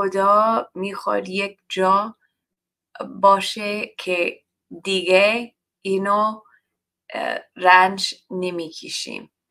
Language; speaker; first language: Persian; non-native, learner; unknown